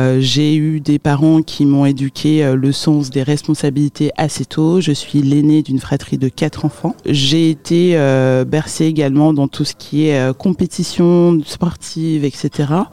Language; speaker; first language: French; early bilingual, other home language; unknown